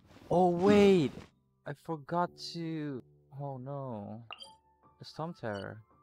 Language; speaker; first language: English; non-native, local second language; Malay